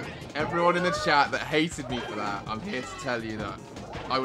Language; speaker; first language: English; native; English